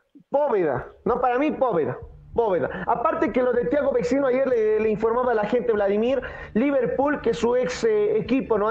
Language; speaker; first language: Spanish; native; Spanish